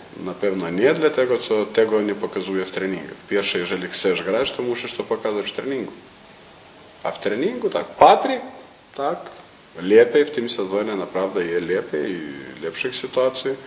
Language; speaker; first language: Polish; non-native, learner; Lithuanian